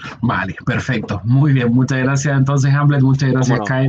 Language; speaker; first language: Spanish; native; Spanish